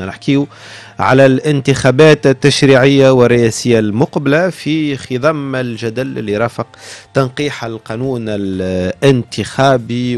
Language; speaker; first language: Arabic; native; Arabic